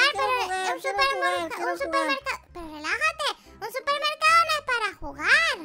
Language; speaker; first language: Spanish; native; Spanish